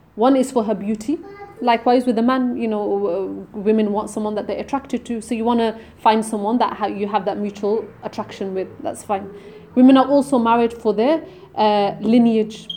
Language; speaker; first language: English; native; English